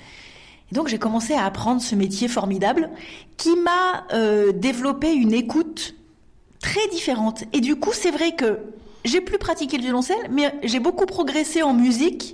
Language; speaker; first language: French; native; French